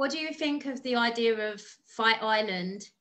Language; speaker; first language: English; native; English